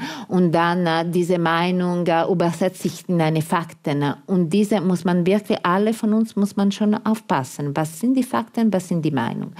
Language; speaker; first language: German; non-native, fluent; Italian